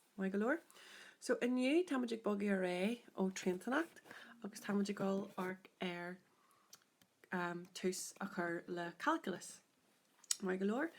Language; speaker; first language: Irish; native; Irish